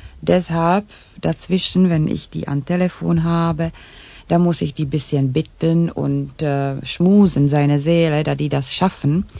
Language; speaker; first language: German; non-native, learner; Czech